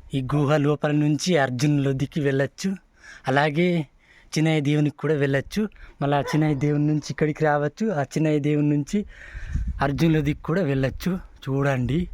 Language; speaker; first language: Telugu; non-native, local second language; Gondi